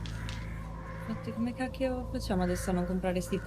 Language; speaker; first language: Italian; native; Italian